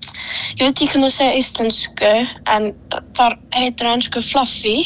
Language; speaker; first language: Icelandic; early bilingual, other home language; Polish